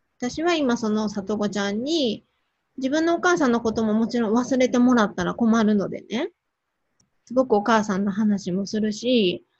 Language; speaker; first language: Japanese; native; Japanese